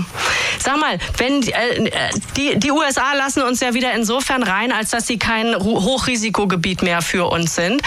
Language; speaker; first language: German; native; German